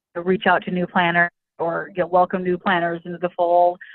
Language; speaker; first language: English; native; English